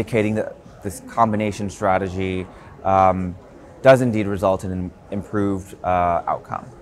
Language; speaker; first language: English; native; English